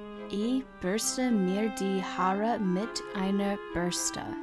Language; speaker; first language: German; non-native, learner; English